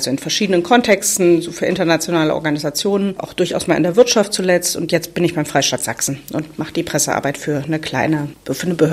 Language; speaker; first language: German; native; German